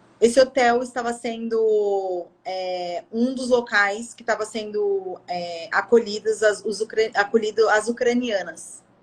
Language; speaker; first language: Portuguese; native; Portuguese